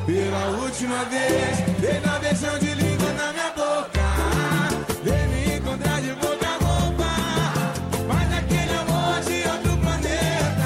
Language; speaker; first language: Portuguese; native; Portuguese